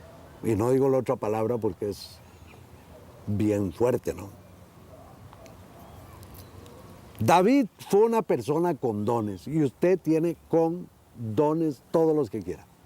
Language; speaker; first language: Spanish; native; Spanish